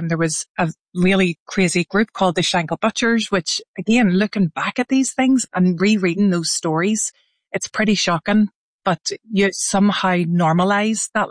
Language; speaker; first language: English; native; English